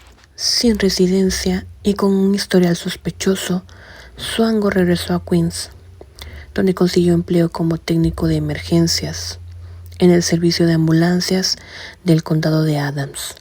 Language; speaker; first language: Spanish; native; Spanish